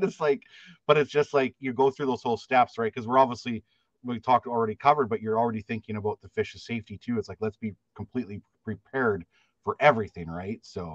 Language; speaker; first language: English; native; English